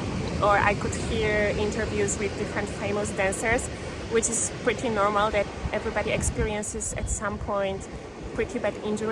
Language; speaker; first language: English; non-native, fluent; Polish